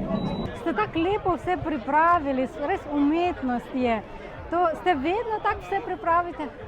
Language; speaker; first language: Slovenian; non-native, fluent; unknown